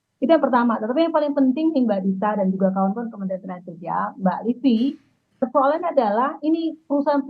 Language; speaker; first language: Indonesian; native; Indonesian